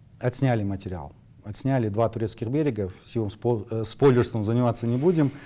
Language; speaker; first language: Russian; non-native, local second language; Ingush